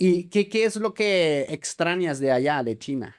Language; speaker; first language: Spanish; native; Spanish